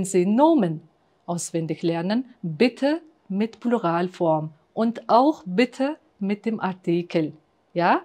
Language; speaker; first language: German; non-native, fluent; Uzbek